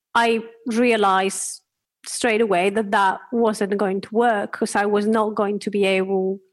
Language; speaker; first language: English; non-native, fluent; Spanish